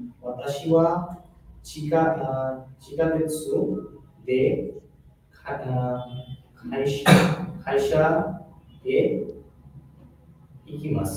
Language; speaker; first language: Japanese; non-native, learner; Bangla